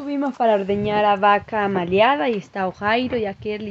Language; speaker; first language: Spanish; non-native, learner; Portuguese